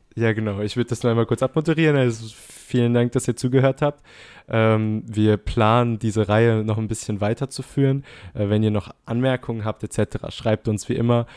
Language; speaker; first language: German; native; German